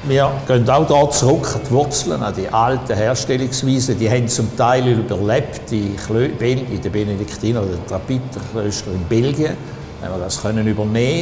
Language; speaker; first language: German; native; German